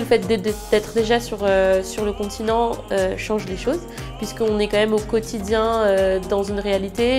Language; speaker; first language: French; non-native, local second language; Malagasy